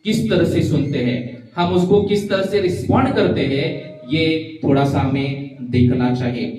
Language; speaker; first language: Hindi; non-native, local second language; Marathi